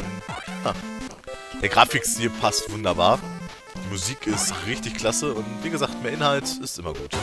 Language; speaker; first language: German; native; German